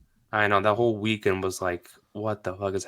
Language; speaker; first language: English; native; English